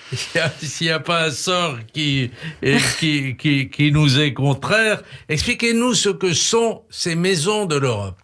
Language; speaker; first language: French; native; French